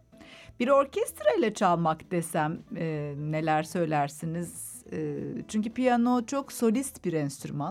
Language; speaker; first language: Turkish; native; Turkish